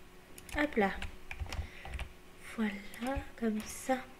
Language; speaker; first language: French; native; French